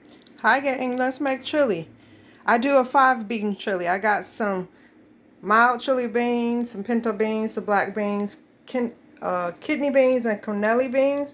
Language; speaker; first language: English; native; English